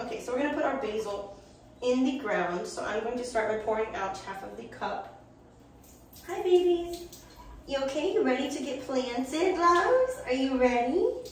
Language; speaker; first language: English; native; English